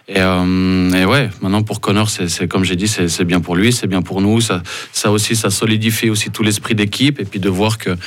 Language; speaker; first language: French; native; French